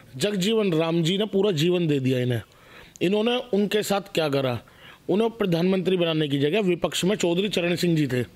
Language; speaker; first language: Hindi; native; Hindi